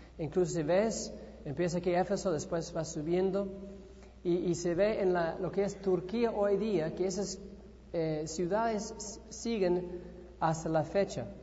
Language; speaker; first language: Spanish; non-native, fluent; English